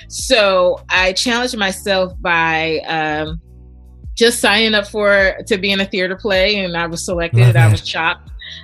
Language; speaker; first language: English; native; English